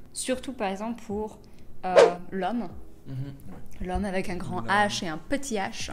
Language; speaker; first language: French; native; French